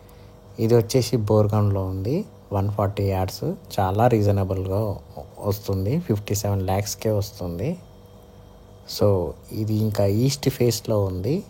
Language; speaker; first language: Telugu; native; Telugu